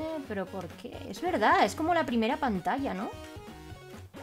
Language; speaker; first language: Spanish; native; Spanish